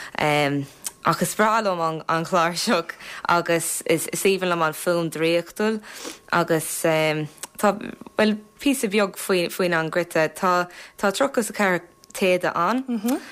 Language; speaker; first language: Irish; non-native, local second language; English